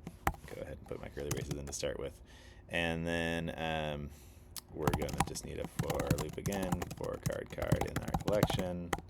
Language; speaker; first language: English; native; English